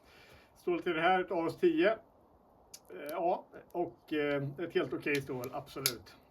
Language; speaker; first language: Swedish; native; Swedish